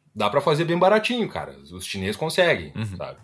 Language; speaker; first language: Portuguese; native; Portuguese